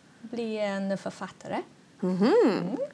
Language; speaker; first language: Swedish; non-native, fluent; Chinese